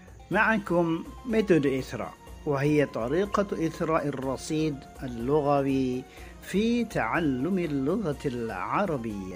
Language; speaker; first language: Arabic; non-native, fluent; Indonesian